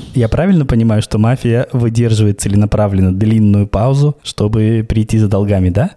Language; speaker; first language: Russian; native; Russian